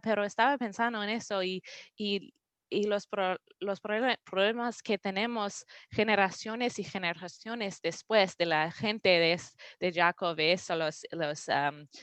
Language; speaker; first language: Spanish; non-native, learner; English